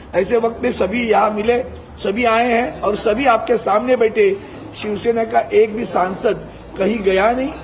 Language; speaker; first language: Hindi; non-native, local second language; Marathi